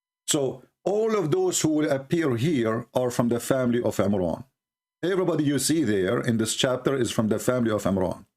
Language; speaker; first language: English; non-native, fluent; Arabic